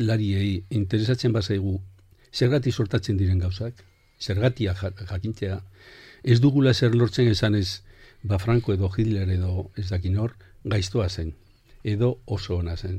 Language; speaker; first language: Basque; non-native, local second language; Spanish